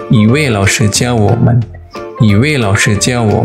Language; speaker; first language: Chinese; non-native, fluent; Indonesian